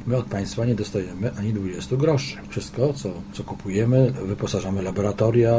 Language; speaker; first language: Polish; native; Polish